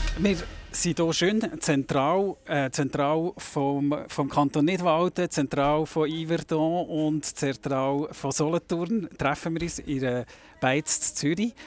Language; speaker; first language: German; native; German